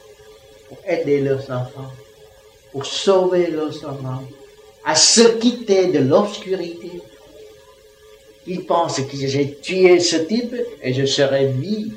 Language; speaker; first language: French; non-native, learner; Vietnamese